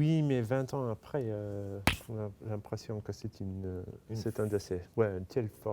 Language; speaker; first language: French; non-native, fluent; English